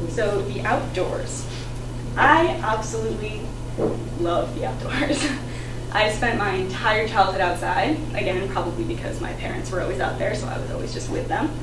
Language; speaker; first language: English; native; English